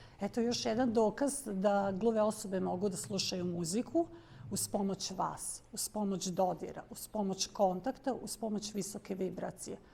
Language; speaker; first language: Bosnian; non-native, local second language; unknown